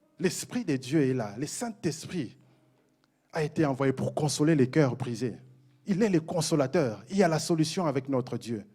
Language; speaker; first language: French; non-native, local second language; Mossi